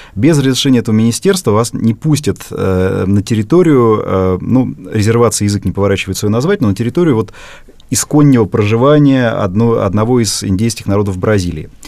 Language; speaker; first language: Russian; native; Russian